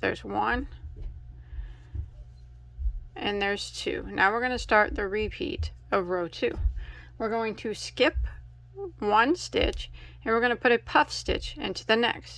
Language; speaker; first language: English; native; English